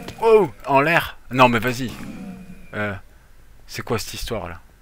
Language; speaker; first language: French; native; French